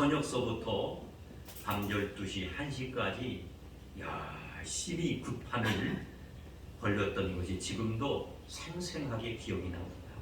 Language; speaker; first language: Korean; native; Korean